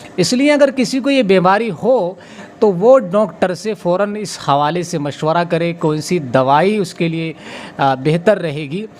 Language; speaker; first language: Urdu; native; Urdu